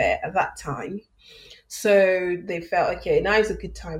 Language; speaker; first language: English; non-native, local second language; Yoruba